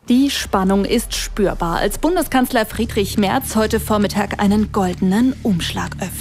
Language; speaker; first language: German; native; German